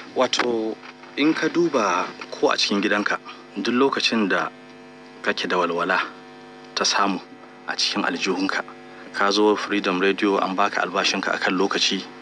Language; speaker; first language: Hausa; native; Hausa